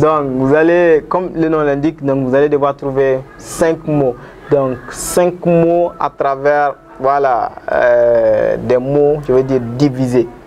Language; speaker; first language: French; non-native, local second language; Bambara